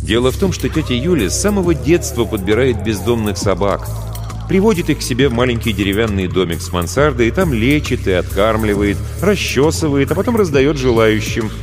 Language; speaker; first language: Russian; native; Russian